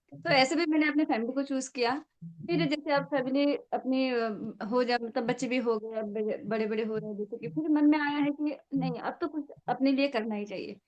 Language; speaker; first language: Hindi; non-native, local second language; Assamese